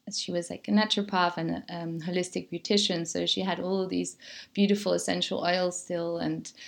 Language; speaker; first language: English; non-native, fluent; German